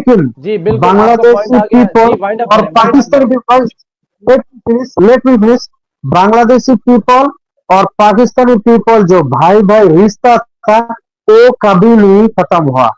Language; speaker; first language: Hindi; non-native, fluent; Bangla